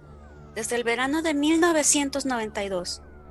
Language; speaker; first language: Spanish; native; Spanish